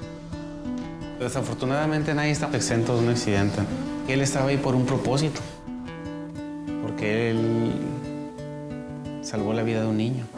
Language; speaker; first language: Spanish; native; Spanish